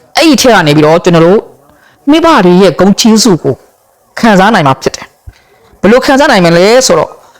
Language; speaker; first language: Burmese; non-native, local second language; Rohingya